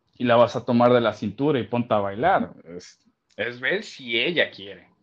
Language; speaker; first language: Spanish; native; Spanish